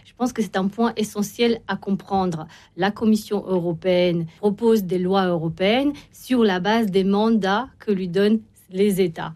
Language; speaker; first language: French; non-native, fluent; Romanian